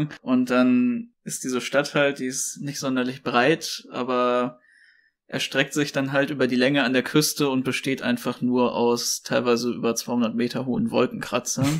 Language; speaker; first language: German; native; German